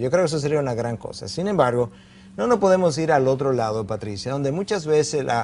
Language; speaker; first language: Spanish; native; Spanish